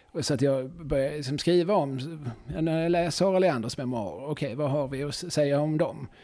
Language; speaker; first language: Swedish; native; Swedish